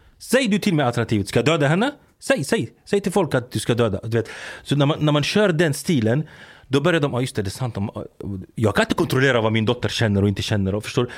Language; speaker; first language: Swedish; early bilingual, other home language; Arabic